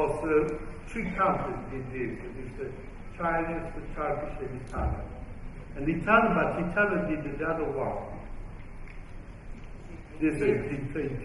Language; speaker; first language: English; non-native, fluent; Italian